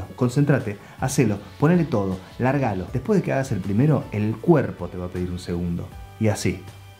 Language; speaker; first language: Spanish; native; Spanish